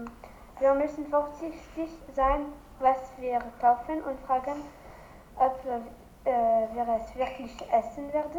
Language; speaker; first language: German; non-native, learner; French